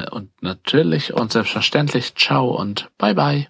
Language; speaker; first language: German; native; German